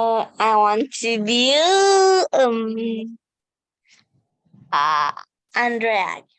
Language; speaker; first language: English; non-native, learner; Indonesian